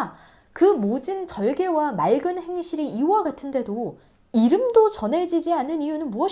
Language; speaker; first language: Korean; native; Korean